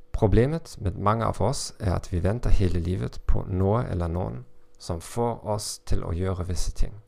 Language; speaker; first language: Norwegian; non-native, learner; German